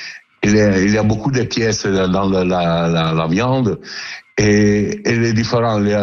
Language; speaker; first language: French; non-native, learner; Italian